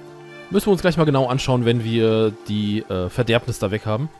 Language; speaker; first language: German; native; German